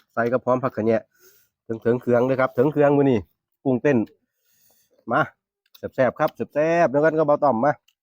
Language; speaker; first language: Thai; native; Thai